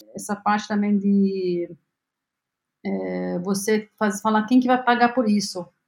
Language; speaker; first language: Portuguese; non-native, fluent; Arabic